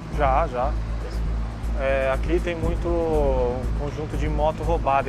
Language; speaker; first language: Portuguese; native; Portuguese